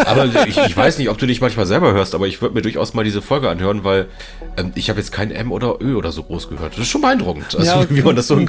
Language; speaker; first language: German; native; German